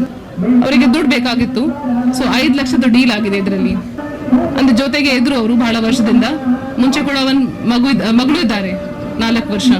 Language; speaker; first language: Kannada; non-native, fluent; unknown